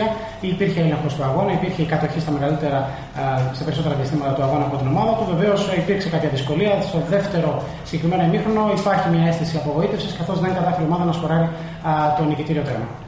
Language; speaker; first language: Greek; native; Greek